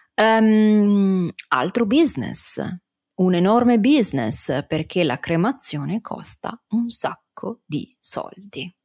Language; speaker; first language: Italian; native; Italian